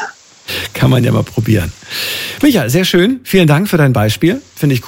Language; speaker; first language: German; native; German